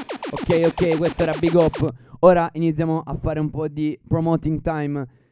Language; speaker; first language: Italian; native; Italian